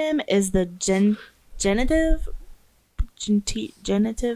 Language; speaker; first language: English; native; English